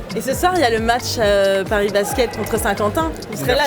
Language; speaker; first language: French; native; French